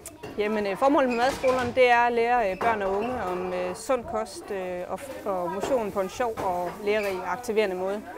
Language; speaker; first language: Danish; native; Danish